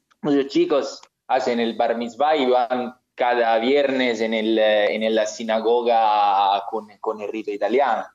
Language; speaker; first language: Spanish; non-native, learner; Italian